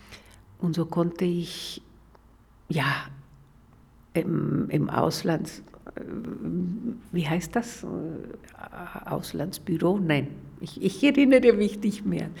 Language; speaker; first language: German; non-native, fluent; Spanish